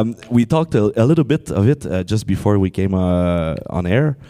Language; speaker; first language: English; non-native, fluent; French